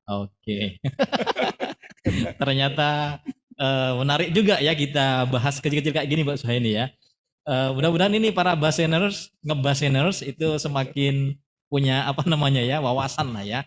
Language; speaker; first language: Indonesian; native; Indonesian